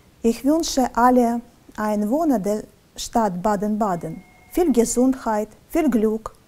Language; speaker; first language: German; non-native, learner; Russian